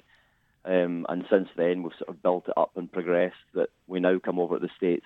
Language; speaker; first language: English; native; English